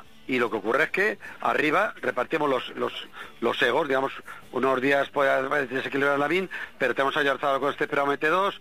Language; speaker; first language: Spanish; native; Spanish